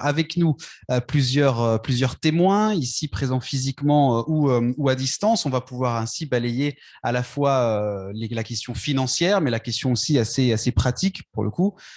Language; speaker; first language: French; native; French